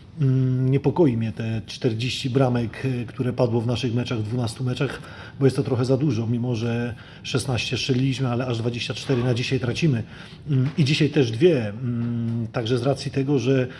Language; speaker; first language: Polish; native; Polish